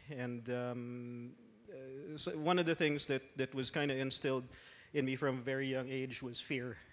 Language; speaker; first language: English; non-native, local second language; Filipino